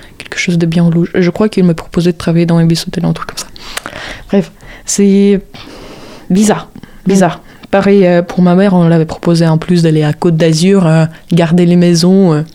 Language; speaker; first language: French; non-native, fluent; Russian